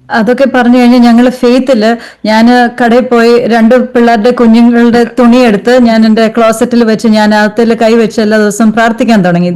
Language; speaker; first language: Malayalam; early bilingual, heritage; Malayalam